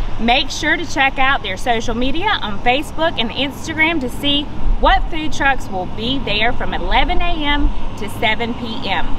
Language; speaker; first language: English; native; English